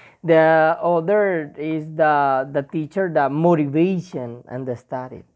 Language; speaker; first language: English; non-native, learner; Spanish